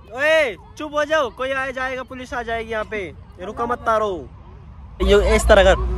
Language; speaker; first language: Hindi; native; Hindi